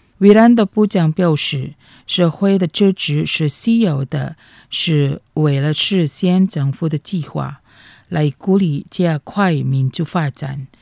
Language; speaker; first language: Chinese; non-native, fluent; Indonesian